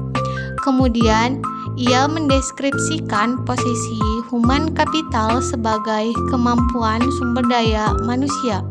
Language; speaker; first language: Indonesian; native; Indonesian